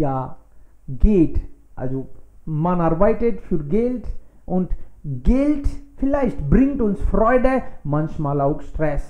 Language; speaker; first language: German; non-native, fluent; Hindi